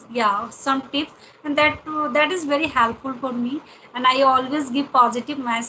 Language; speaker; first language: English; non-native, learner; Hindi